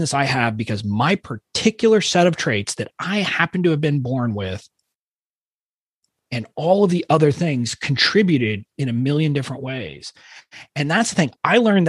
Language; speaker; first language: English; native; English